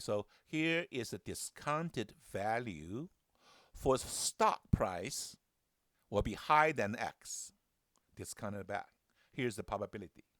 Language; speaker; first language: English; non-native, fluent; Chinese